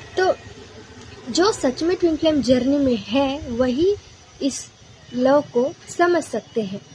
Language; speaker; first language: Hindi; non-native, local second language; Marathi